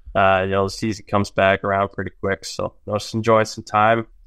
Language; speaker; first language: English; native; English